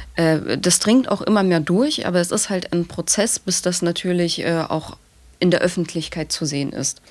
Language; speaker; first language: German; native; German